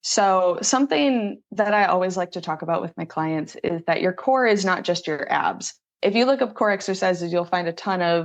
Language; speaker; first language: English; native; English